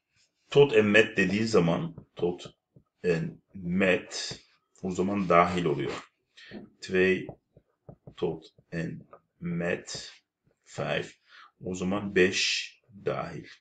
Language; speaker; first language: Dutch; non-native, fluent; Turkish